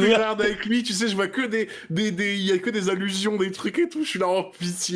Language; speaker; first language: French; native; French